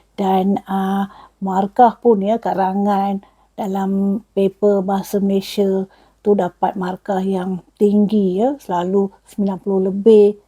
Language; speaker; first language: Malay; non-native, local second language; Tamil